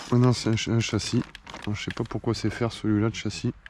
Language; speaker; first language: French; native; French